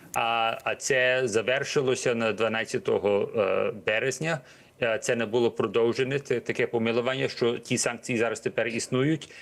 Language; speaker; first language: Ukrainian; early bilingual, heritage; Ukrainian